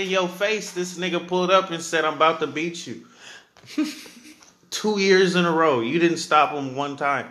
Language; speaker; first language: English; native; English